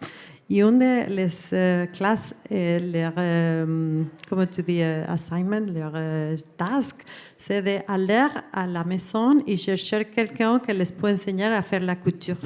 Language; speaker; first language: French; non-native, fluent; Spanish